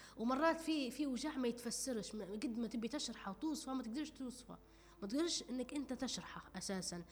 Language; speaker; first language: Arabic; native; Arabic